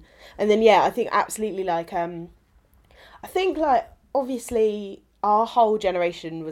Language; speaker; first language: English; native; English